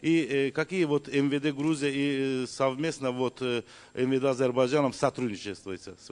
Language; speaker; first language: Russian; non-native, learner; Azerbaijani